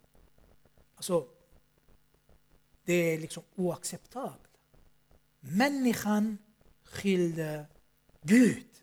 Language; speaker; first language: Swedish; non-native, fluent; Armenian